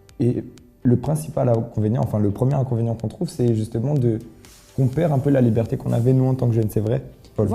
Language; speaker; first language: French; native; French